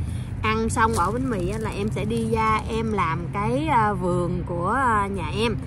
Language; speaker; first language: Vietnamese; native; Vietnamese